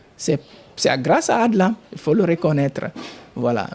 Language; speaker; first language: French; non-native, local second language; Fula